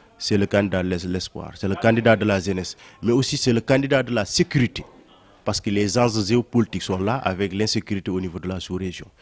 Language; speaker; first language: French; non-native, local second language; Wolof